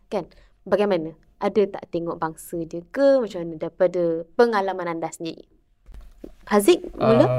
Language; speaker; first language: Malay; native; Malay